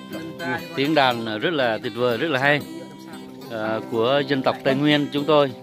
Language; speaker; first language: Vietnamese; non-native, local second language; Jarai